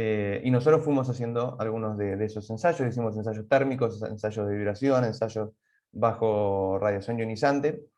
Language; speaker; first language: Spanish; native; Spanish